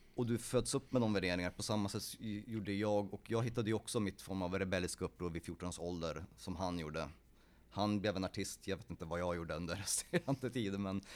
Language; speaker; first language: Swedish; early bilingual, other home language; Polish